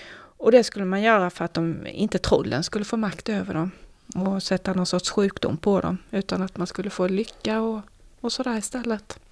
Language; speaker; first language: Swedish; native; Swedish